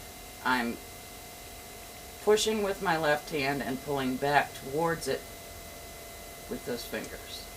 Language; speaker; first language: English; native; English